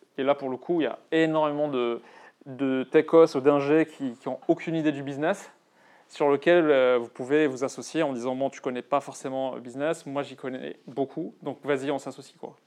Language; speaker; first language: French; non-native, local second language; Arabic